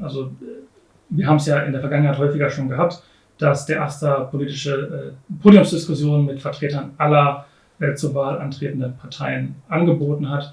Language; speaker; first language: German; native; German